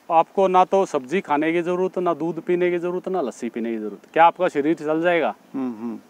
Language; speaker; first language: Hindi; native; Hindi